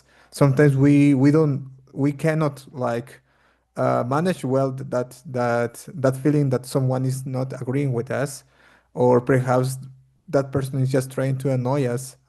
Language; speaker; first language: English; non-native, fluent; Spanish